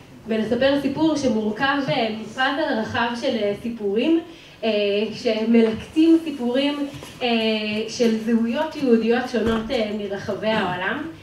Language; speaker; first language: Hebrew; native; Hebrew